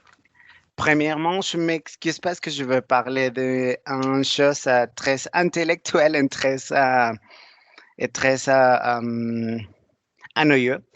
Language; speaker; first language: French; non-native, learner; Spanish